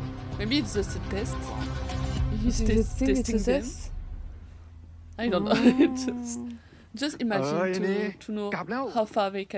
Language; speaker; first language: English; non-native, fluent; French